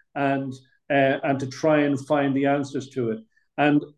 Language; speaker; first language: English; native; English